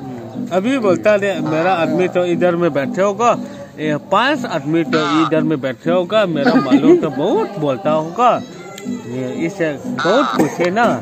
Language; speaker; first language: Hindi; non-native, local second language; Mizo